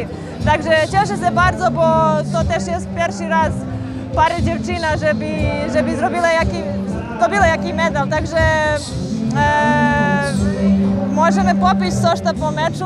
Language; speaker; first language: Polish; non-native, fluent; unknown